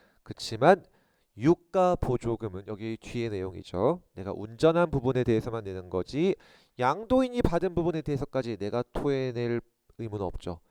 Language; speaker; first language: Korean; native; Korean